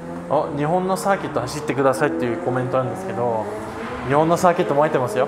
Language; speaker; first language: Japanese; non-native, fluent; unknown